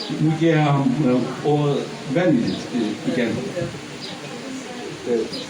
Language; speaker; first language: Danish; non-native, learner; Turkish